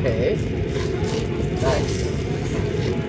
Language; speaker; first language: English; non-native, learner; Korean